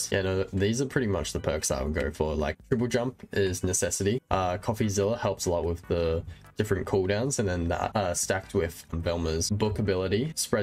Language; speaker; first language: English; native; English